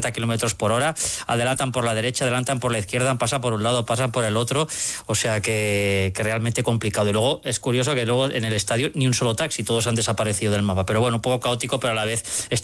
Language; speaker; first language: Spanish; native; Spanish